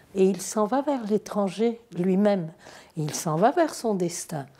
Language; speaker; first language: French; non-native, fluent; Turkish